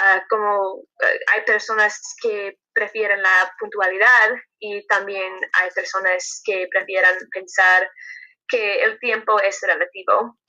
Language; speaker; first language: Spanish; non-native, learner; English